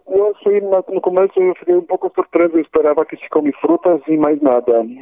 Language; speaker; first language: Portuguese; non-native, fluent; Polish